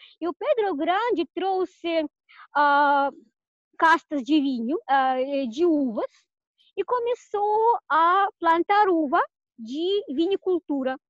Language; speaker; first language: Portuguese; non-native, fluent; Russian